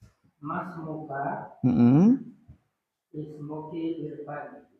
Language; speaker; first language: Arabic; non-native, learner; Indonesian